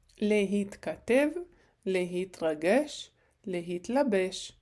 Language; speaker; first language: Hebrew; non-native, fluent; Ukrainian